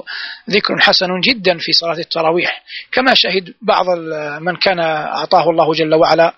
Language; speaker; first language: Arabic; native; Arabic